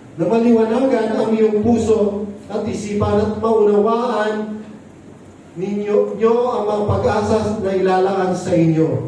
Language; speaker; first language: Filipino; non-native, local second language; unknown